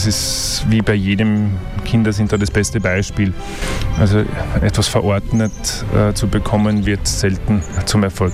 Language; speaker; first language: German; native; German